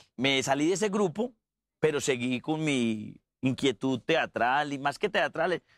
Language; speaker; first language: Spanish; native; Spanish